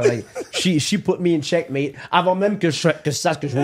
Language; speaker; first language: French; native; French